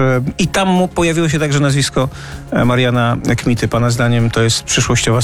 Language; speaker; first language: Polish; native; Polish